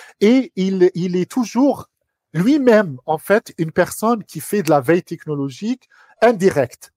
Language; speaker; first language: French; non-native, local second language; Arabic